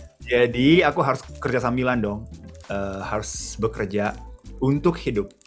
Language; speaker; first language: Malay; non-native, fluent; Japanese